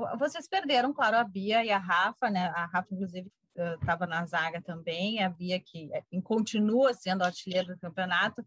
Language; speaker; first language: Portuguese; native; Portuguese